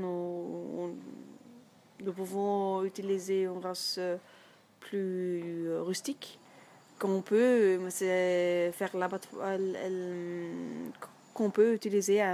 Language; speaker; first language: French; non-native, learner; German